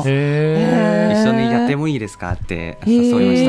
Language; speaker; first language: Japanese; non-native, learner; Thai